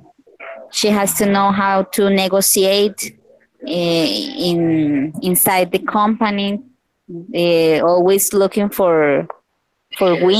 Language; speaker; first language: English; non-native, learner; Spanish